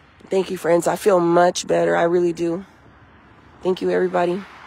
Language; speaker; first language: English; early bilingual, other home language; Spanish